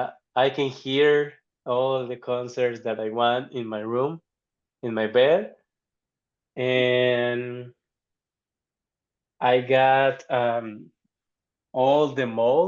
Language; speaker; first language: English; non-native, learner; Spanish